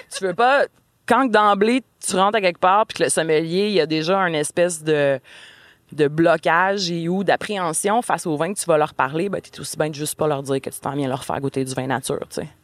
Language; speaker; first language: French; native; French